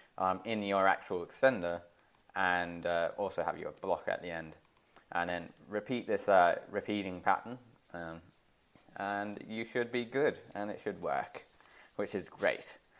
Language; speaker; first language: English; native; English